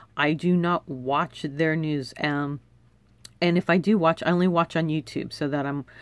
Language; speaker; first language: English; native; English